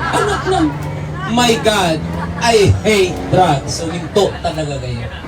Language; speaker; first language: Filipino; non-native, local second language; Cebuano